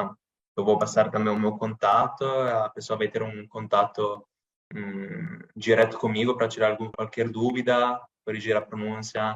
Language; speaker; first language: Portuguese; non-native, fluent; Italian